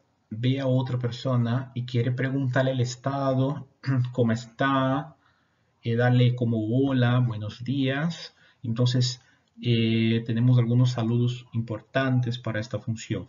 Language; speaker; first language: Spanish; non-native, fluent; Portuguese